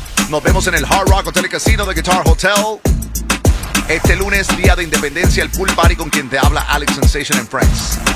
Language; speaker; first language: Spanish; native; Spanish